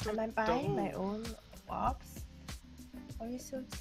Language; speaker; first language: English; early bilingual, heritage; Dutch